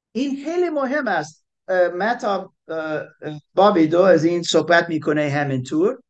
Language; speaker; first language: Persian; non-native, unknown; English